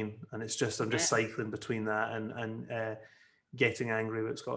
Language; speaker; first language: English; native; English